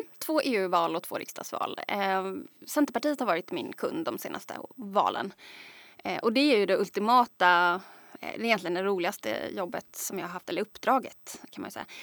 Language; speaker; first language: Swedish; native; Swedish